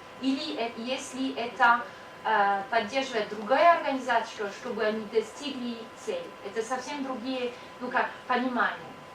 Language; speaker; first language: Russian; non-native, learner; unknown